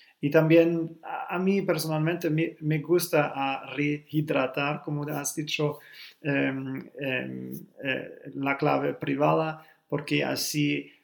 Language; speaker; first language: Spanish; non-native, learner; German